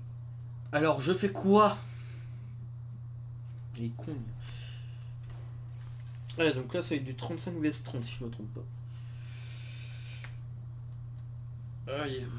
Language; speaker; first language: French; native; French